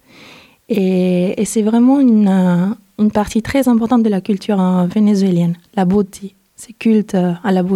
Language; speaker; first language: French; non-native, fluent; Spanish